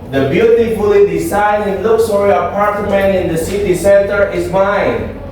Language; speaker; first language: English; non-native, fluent; Indonesian